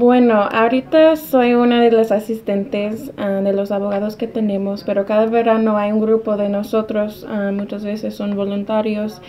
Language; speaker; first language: Spanish; non-native, fluent; English